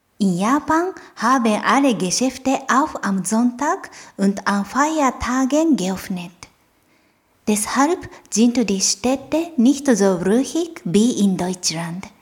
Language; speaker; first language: German; non-native, fluent; Japanese